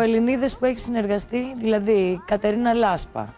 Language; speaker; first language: Greek; native; Greek